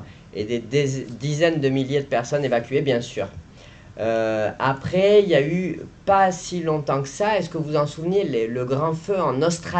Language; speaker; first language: French; native; French